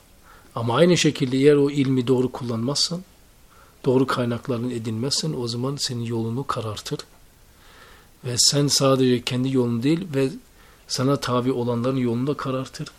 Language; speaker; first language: Turkish; native; Turkish